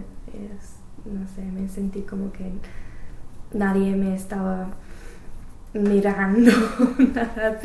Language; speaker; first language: Spanish; non-native, learner; English